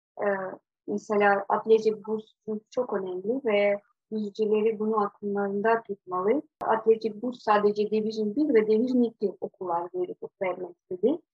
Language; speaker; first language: Turkish; non-native, fluent; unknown